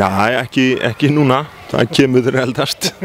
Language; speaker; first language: Icelandic; native; Icelandic